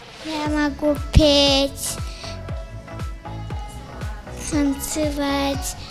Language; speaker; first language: Russian; non-native, local second language; Tajik